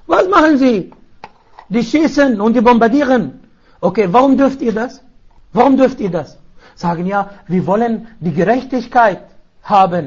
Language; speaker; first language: German; non-native, fluent; Arabic